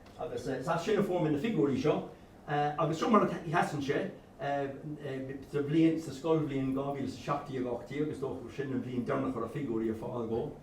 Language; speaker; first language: Irish; non-native, local second language; English